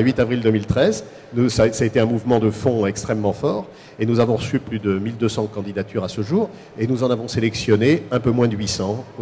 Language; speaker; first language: French; native; French